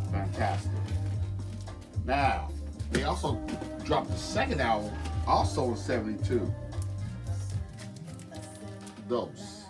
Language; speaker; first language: English; native; English